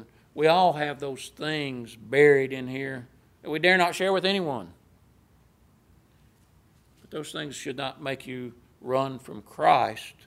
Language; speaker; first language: English; native; English